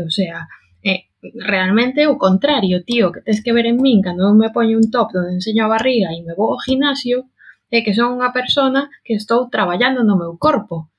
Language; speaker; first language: Galician; non-native, local second language; Spanish